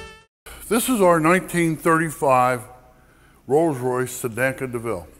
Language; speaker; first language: English; native; English